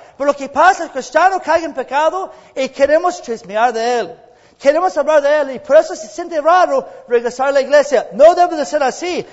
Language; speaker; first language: Spanish; non-native, fluent; English